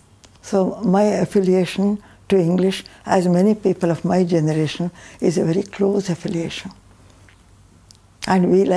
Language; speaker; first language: English; non-native, local second language; Tamil